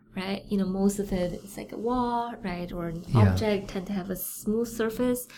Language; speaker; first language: English; non-native, fluent; Chinese